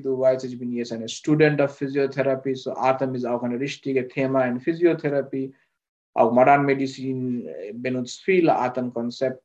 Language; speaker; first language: German; non-native, learner; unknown